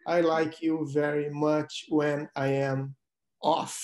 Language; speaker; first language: English; non-native, fluent; Portuguese